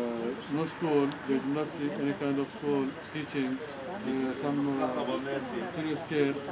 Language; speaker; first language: English; non-native, learner; Arabic